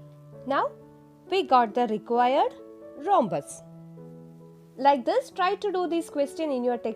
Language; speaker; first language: English; non-native, local second language; Malayalam